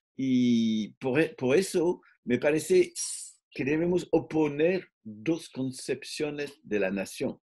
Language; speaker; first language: Spanish; non-native, fluent; French